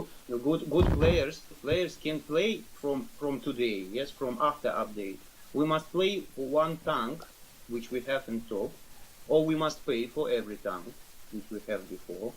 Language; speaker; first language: English; non-native, learner; Russian